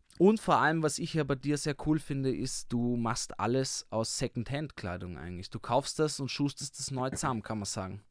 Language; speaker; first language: German; native; German